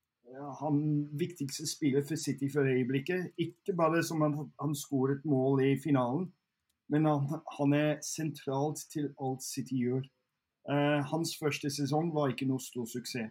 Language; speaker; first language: Norwegian; non-native, fluent; English